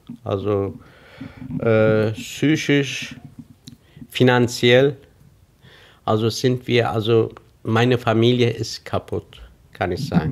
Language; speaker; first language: German; non-native, fluent; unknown